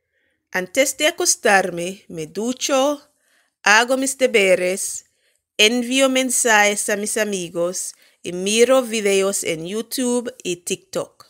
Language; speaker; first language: Spanish; non-native, fluent; English